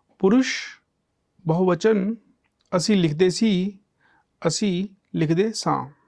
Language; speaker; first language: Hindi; non-native, local second language; Punjabi